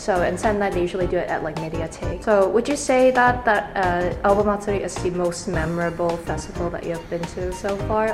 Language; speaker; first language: English; native; English